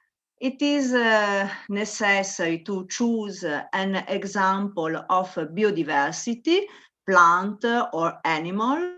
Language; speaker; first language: English; non-native, learner; Italian